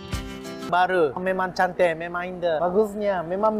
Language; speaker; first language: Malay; non-native, learner; Japanese